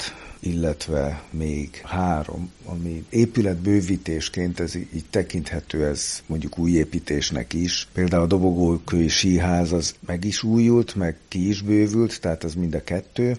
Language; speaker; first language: Hungarian; native; Hungarian